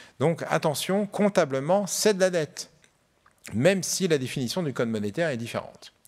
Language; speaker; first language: French; native; French